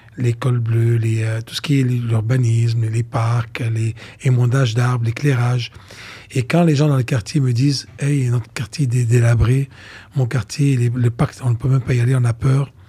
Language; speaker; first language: French; non-native, local second language; Arabic